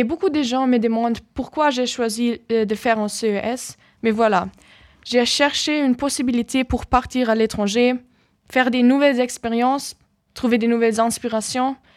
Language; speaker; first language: French; non-native, fluent; German